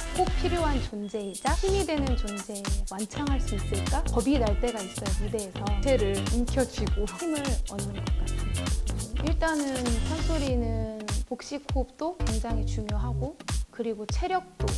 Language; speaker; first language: Korean; native; Korean